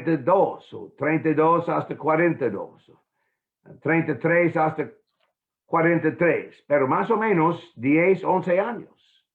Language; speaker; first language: Spanish; non-native, fluent; English